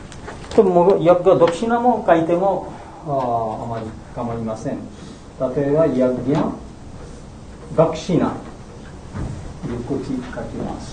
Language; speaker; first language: Japanese; non-native, learner; Bangla